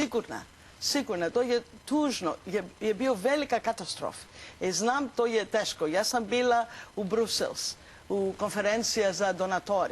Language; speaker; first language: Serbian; non-native, learner; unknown